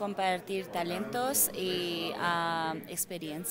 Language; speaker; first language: Spanish; non-native, learner; English